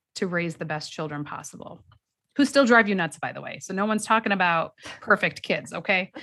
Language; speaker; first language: English; native; English